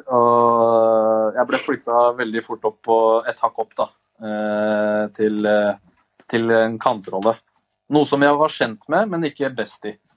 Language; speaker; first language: Norwegian; early bilingual, other home language; Albanian